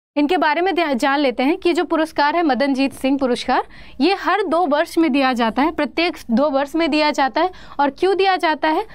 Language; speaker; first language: Hindi; native; Hindi